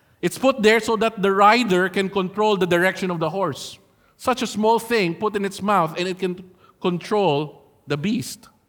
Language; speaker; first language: English; non-native, local second language; Filipino